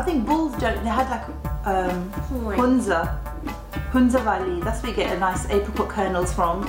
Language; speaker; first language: English; early bilingual, other home language; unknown